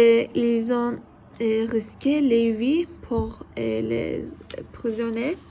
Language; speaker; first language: French; non-native, learner; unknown